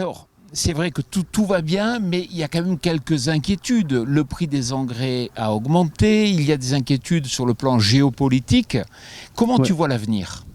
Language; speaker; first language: French; native; French